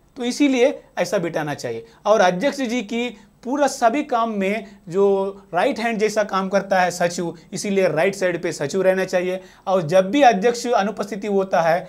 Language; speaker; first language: Hindi; non-native, local second language; Telugu